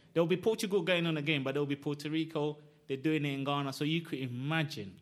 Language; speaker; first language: English; non-native, local second language; Akan